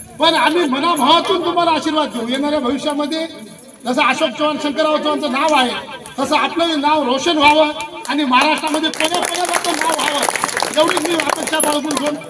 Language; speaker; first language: Marathi; non-native, local second language; Lambadi